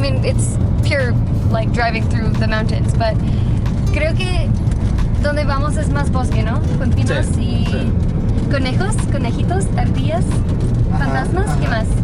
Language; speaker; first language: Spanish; non-native, fluent; English